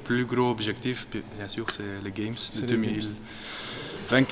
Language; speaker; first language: French; non-native, learner; Dutch